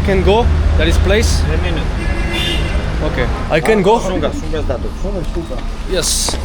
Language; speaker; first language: English; non-native, learner; French